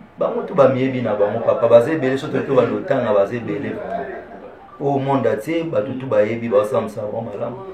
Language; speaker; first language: Lingala; non-native, local second language; Kongo